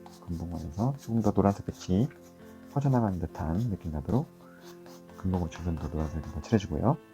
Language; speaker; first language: Korean; native; Korean